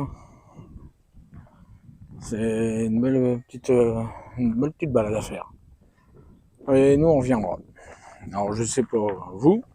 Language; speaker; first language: French; native; French